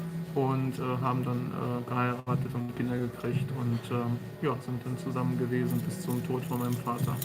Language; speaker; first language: German; native; German